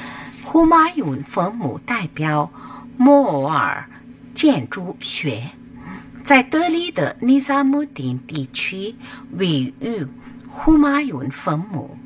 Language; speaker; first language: Chinese; non-native, learner; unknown